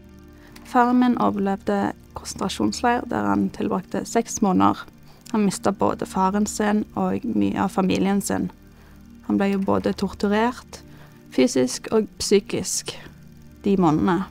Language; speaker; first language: Norwegian; early bilingual, other home language; Bosnian